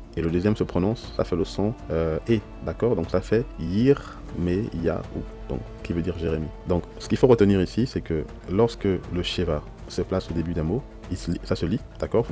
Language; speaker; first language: French; native; French